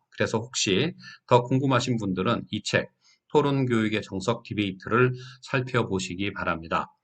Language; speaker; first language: Korean; native; Korean